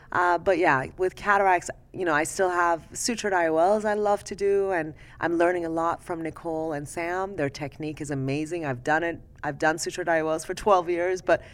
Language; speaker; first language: English; early bilingual, other home language; Persian